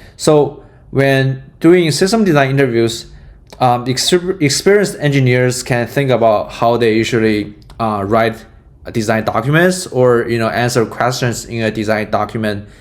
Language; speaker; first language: English; non-native, fluent; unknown